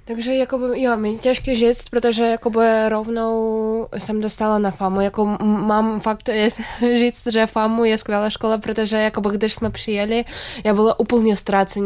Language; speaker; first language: Czech; non-native, fluent; Ukrainian